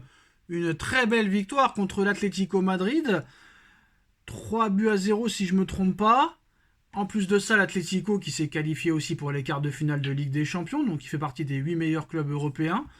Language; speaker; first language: French; native; French